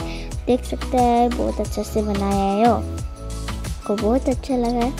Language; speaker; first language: Hindi; non-native, local second language; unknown